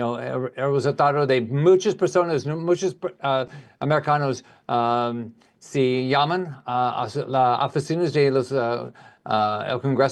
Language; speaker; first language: Spanish; non-native, learner; English